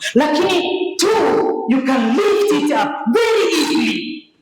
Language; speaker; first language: English; non-native, local second language; Swahili